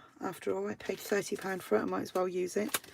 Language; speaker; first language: English; native; English